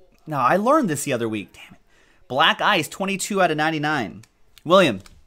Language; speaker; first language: English; native; English